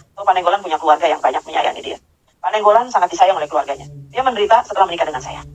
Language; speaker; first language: Indonesian; native; Indonesian